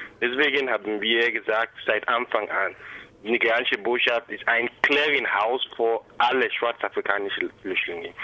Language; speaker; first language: German; non-native, fluent; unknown